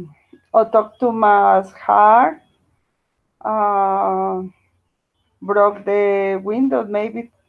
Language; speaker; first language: English; non-native, learner; Spanish